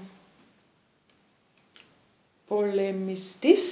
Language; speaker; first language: Greek; non-native, learner; German